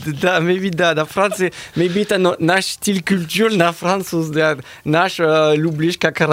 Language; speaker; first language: Russian; non-native, learner; French